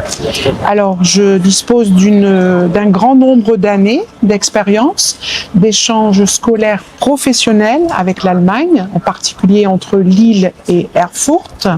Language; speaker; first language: French; native; French